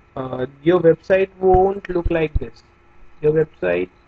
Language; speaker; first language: English; non-native, local second language; Hindi